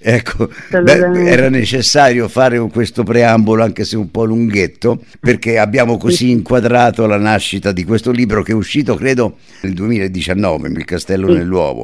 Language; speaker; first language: Italian; native; Italian